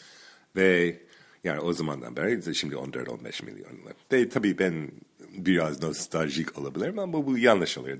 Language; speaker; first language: Turkish; non-native, fluent; English